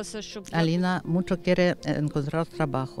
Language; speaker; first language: Spanish; non-native, learner; Ukrainian